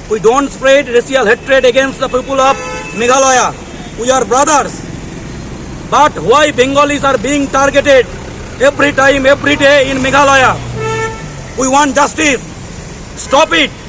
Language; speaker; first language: English; non-native, local second language; Bangla